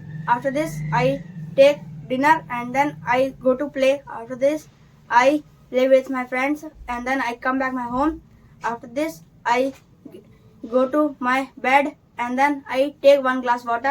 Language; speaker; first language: English; non-native, learner; Hindi